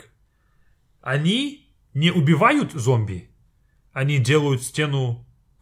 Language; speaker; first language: Russian; non-native, fluent; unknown